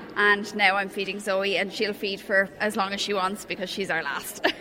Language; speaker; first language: English; native; English